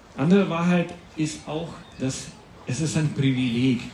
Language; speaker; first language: German; non-native, fluent; Latvian